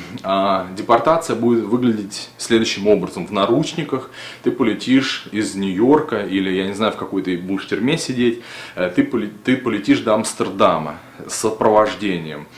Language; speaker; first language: Russian; native; Russian